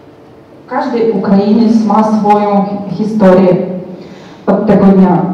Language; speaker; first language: Polish; non-native, fluent; Ukrainian